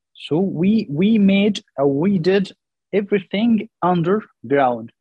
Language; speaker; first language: English; non-native, learner; Arabic